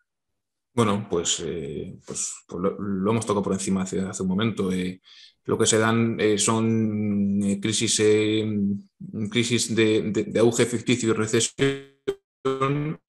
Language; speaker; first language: Spanish; native; Spanish